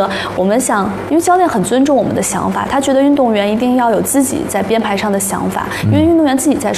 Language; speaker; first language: Chinese; native; Chinese